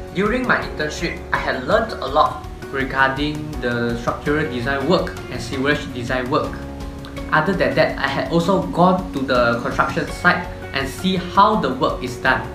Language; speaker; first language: English; non-native, local second language; Chinese